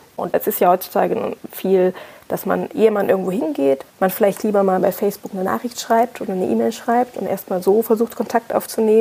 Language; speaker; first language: German; native; German